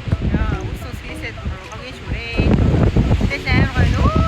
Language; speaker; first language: Korean; non-native, learner; Mongolian